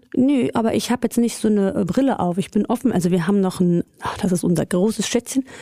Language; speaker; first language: German; early bilingual, other home language; Greek